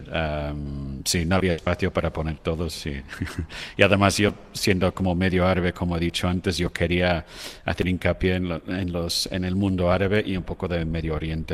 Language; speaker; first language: Spanish; non-native, fluent; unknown